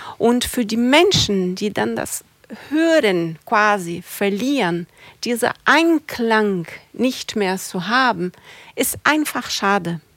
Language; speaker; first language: German; non-native, fluent; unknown